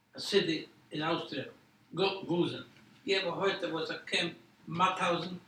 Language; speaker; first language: English; non-native, fluent; Polish